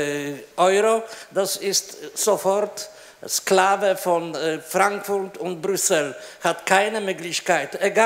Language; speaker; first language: German; non-native, learner; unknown